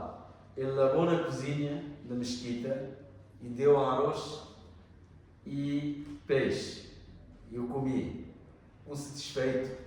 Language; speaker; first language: Portuguese; non-native, learner; Bangla